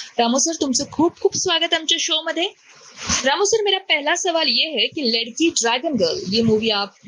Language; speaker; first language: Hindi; non-native, local second language; Marathi